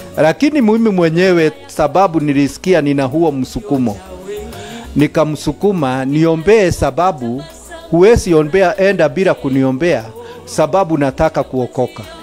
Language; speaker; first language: Swahili; native; Swahili